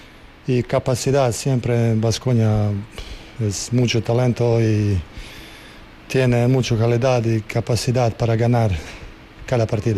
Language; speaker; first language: Spanish; non-native, learner; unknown